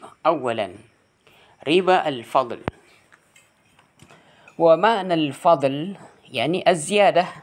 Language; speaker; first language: Arabic; non-native, fluent; Indonesian